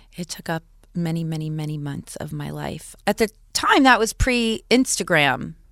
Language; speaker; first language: English; native; English